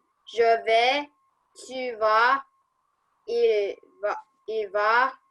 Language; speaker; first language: French; non-native, learner; Chinese